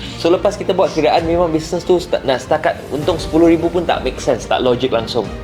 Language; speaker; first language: Malay; non-native, local second language; Chinese